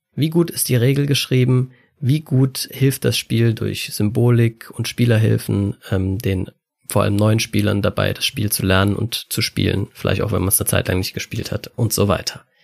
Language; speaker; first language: German; native; German